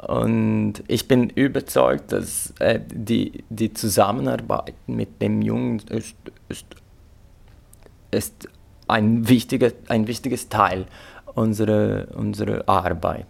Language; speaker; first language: German; non-native, fluent; Portuguese